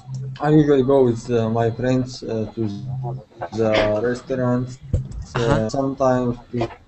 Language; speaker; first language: English; non-native, learner; Arabic